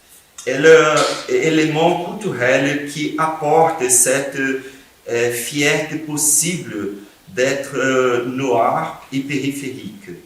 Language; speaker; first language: French; non-native, fluent; Portuguese